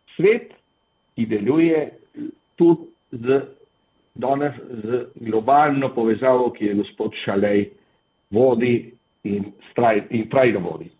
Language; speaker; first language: Slovenian; early bilingual, heritage; Slovenian